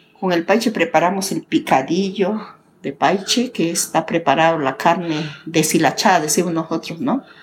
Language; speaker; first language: Spanish; native; Spanish